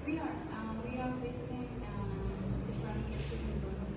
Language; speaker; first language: English; non-native, learner; Spanish